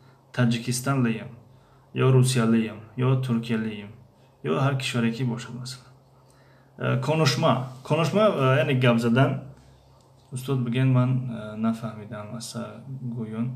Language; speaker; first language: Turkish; non-native, fluent; Tajik